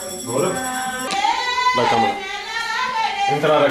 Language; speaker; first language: Spanish; non-native, learner; English